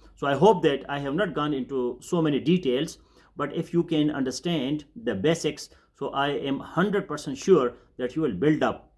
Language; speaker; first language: English; non-native, local second language; Urdu